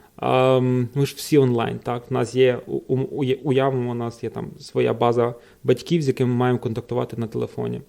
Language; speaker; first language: Ukrainian; native; Ukrainian